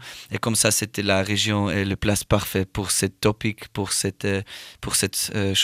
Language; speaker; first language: French; non-native, learner; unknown